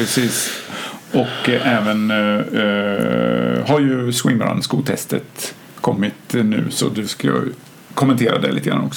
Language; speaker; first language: Swedish; native; Swedish